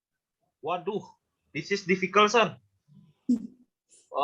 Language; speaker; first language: English; non-native, learner; Indonesian